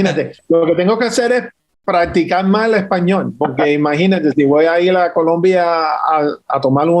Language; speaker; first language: Spanish; early bilingual, heritage; English